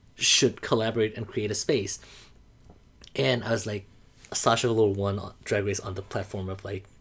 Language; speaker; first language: English; non-native, fluent; Burmese